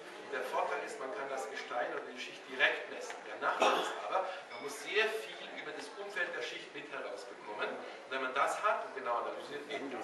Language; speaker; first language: German; native; German